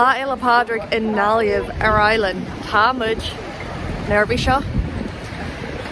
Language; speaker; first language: Irish; non-native, local second language; English